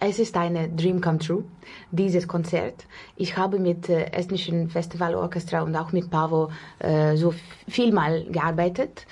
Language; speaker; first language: German; non-native, learner; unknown